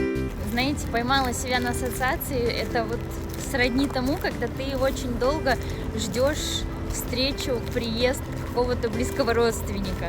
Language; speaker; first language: Russian; native; Russian